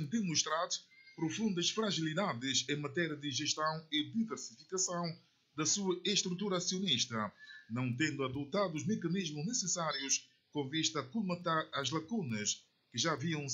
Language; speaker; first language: Portuguese; native; Portuguese